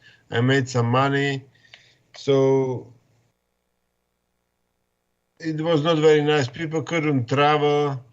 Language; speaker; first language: English; non-native, fluent; Slovak